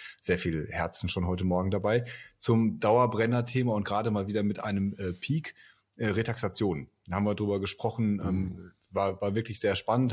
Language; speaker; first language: German; native; German